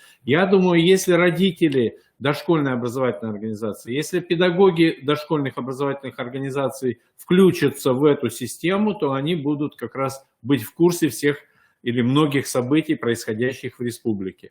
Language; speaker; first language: Russian; native; Russian